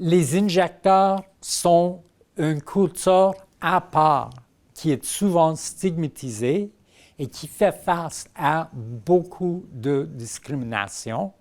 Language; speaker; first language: French; non-native, fluent; English